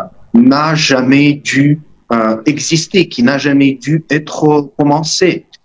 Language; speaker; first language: French; non-native, fluent; Russian